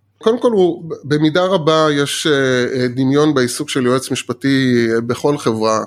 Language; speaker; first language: Hebrew; early bilingual, other home language; Persian